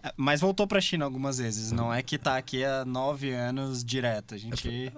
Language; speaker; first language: Portuguese; native; Portuguese